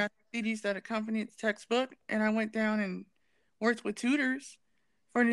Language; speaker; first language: English; native; English